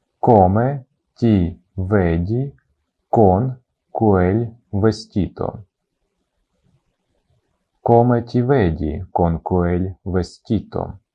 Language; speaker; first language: Italian; non-native, fluent; Ukrainian